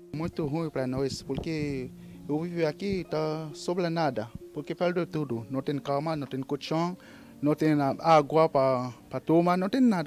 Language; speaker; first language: Portuguese; non-native, learner; Haitian Creole